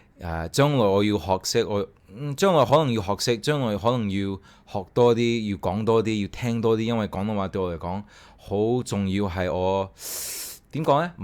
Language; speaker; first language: Cantonese; early bilingual, heritage; Cantonese